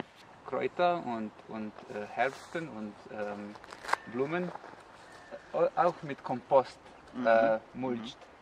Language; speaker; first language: German; non-native, learner; Slovenian